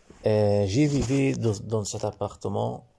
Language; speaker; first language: French; non-native, learner; Arabic